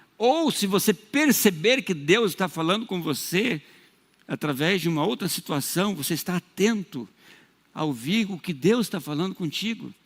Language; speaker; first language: Portuguese; native; Portuguese